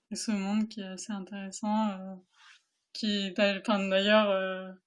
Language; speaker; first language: French; early bilingual, other home language; Spanish